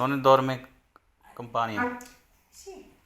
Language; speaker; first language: Italian; non-native, learner; Punjabi